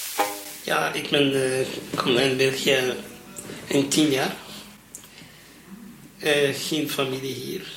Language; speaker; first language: Dutch; non-native, learner; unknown